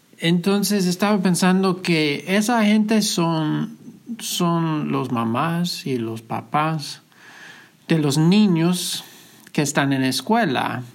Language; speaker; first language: Spanish; non-native, fluent; English